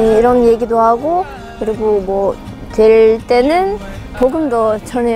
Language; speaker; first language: Korean; non-native, fluent; Russian